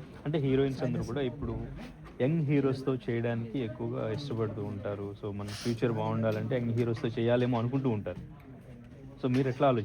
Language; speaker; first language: Telugu; native; Telugu